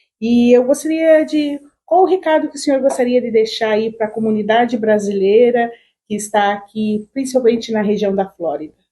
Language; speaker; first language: Portuguese; native; Portuguese